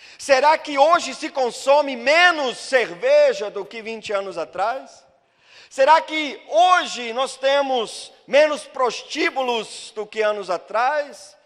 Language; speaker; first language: Portuguese; non-native, fluent; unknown